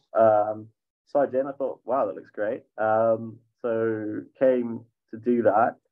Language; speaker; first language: English; native; English